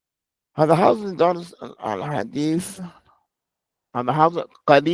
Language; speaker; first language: Arabic; non-native, fluent; English